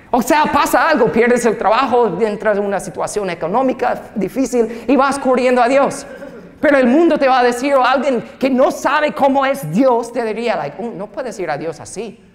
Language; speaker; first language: Spanish; non-native, fluent; English